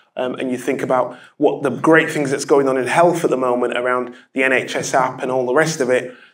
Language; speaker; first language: English; native; English